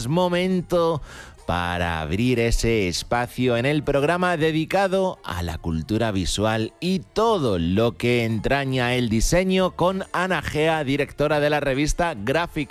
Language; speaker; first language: Spanish; native; Spanish